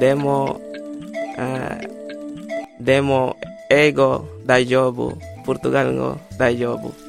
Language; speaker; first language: Japanese; non-native, learner; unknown